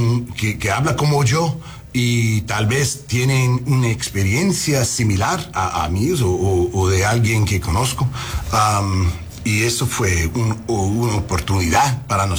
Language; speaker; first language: Spanish; non-native, learner; English